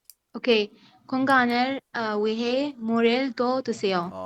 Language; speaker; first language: Korean; non-native, learner; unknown